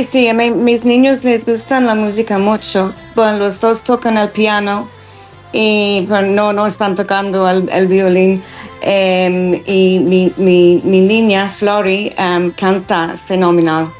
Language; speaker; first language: Spanish; non-native, fluent; English